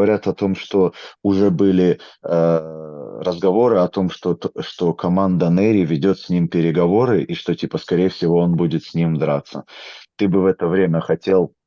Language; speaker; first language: Russian; native; Russian